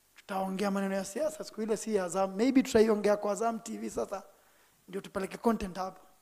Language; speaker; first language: Swahili; non-native, local second language; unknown